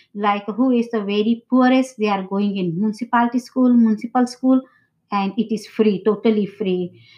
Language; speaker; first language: English; non-native, local second language; Gujarati